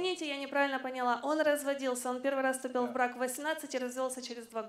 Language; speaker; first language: Russian; native; Russian